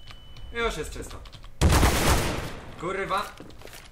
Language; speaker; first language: Polish; native; Polish